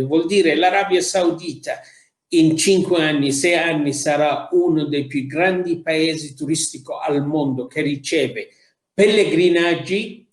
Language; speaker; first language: Italian; non-native, fluent; Arabic